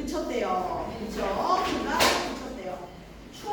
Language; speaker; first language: Korean; native; Korean